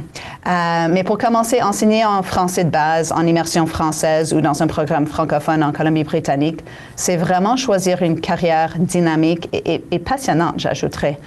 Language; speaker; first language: French; native; French